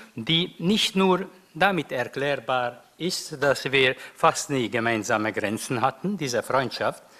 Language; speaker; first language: German; non-native, fluent; Hungarian